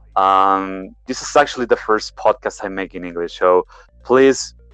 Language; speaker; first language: English; non-native, learner; Spanish